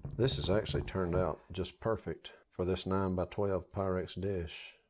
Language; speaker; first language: English; native; English